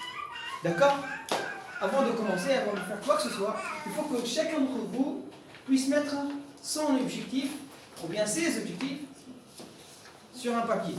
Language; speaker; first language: French; non-native, local second language; Arabic